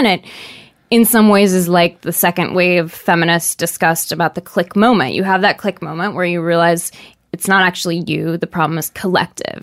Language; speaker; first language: English; native; English